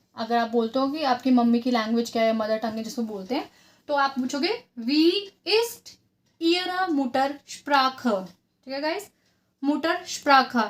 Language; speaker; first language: Hindi; native; Hindi